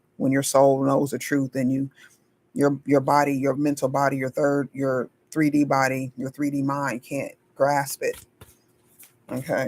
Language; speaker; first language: English; native; English